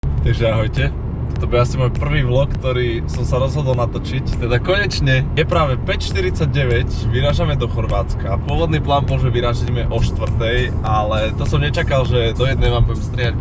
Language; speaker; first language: Slovak; native; Slovak